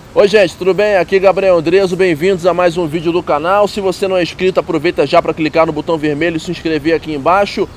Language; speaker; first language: Portuguese; native; Portuguese